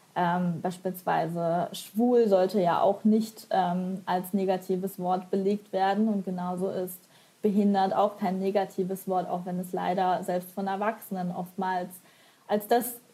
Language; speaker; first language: German; native; German